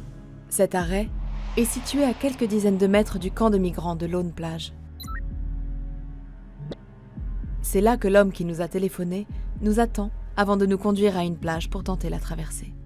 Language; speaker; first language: French; native; French